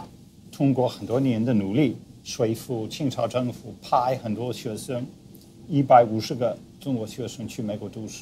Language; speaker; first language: Chinese; non-native, fluent; English